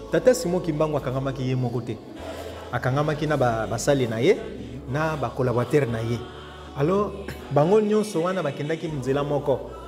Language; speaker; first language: Lingala; non-native, local second language; Kongo